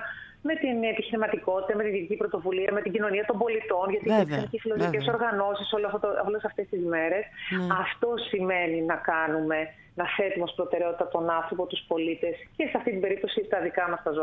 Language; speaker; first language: Greek; native; Greek